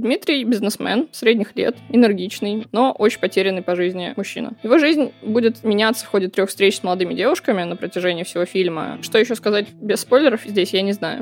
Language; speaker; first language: Russian; native; Russian